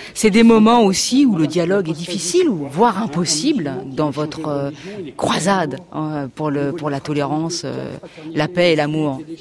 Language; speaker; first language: French; native; French